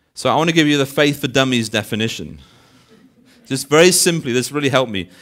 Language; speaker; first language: English; native; English